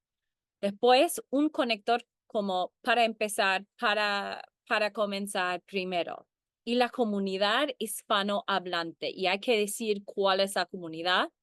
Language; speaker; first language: Spanish; early bilingual, heritage; Spanish